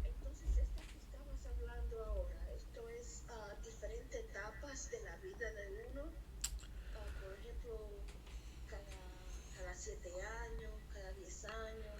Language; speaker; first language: Spanish; early bilingual, heritage; Spanish